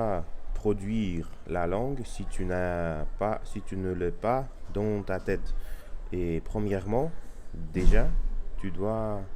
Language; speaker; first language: French; non-native, learner; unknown